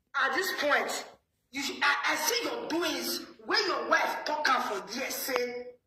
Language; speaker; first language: Nigerian Pidgin; native; Nigerian Pidgin